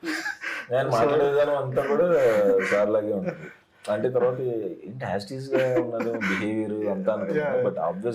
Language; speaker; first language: Telugu; native; Telugu